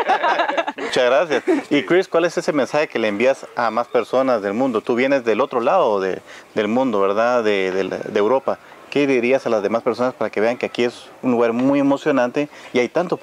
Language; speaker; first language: Spanish; native; Spanish